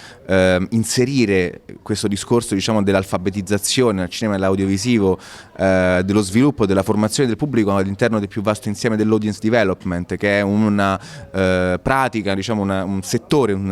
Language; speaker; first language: Italian; native; Italian